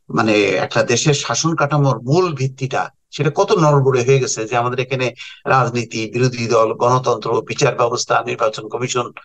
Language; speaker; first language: Bangla; native; Bangla